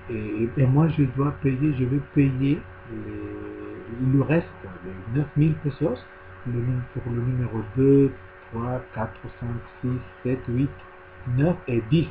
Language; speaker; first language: French; non-native, learner; Spanish